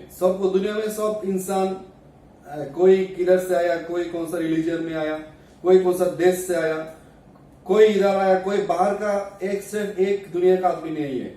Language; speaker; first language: Hindi; non-native, learner; Bangla